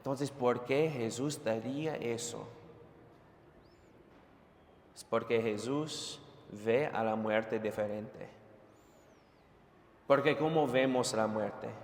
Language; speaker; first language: Spanish; non-native, fluent; English